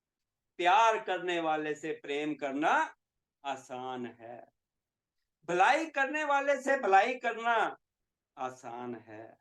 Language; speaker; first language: Hindi; native; Hindi